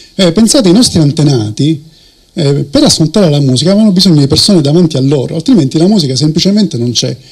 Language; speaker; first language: Italian; native; Italian